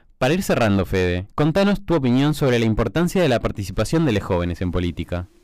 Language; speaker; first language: Spanish; native; Spanish